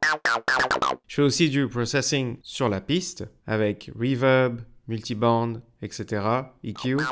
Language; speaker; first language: French; native; French